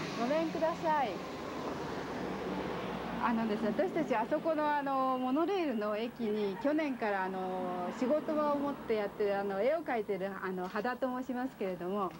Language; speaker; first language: Japanese; native; Japanese